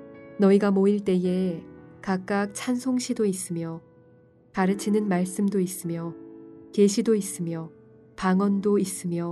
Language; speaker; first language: Korean; native; Korean